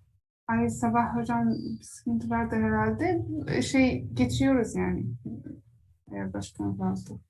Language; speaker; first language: Turkish; non-native, learner; Arabic